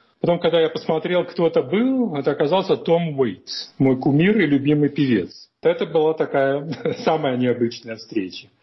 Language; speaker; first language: Russian; native; Russian